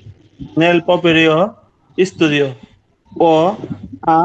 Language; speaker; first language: Italian; non-native, learner; Bangla